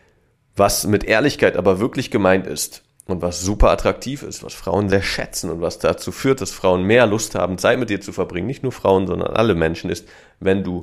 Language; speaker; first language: German; native; German